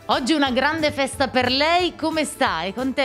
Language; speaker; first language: Italian; native; Italian